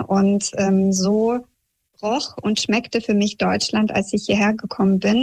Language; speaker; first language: German; early bilingual, other home language; Russian